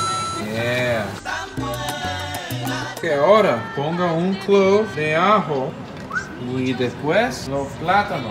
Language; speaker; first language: Spanish; non-native, learner; English